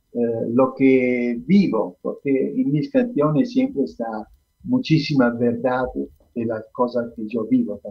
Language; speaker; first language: Spanish; non-native, fluent; Italian